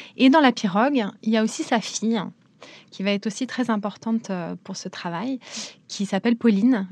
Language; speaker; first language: French; native; French